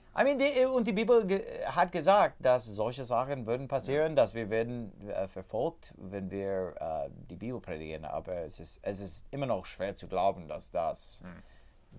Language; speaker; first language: German; non-native, learner; English